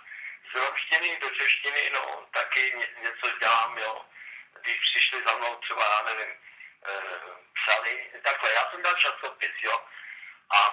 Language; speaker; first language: Czech; non-native, local second language; Romany